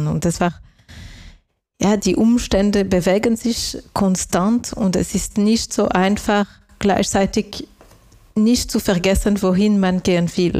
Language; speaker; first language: German; non-native, local second language; French